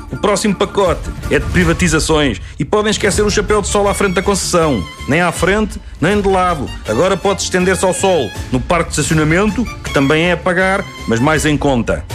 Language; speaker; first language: Portuguese; native; Portuguese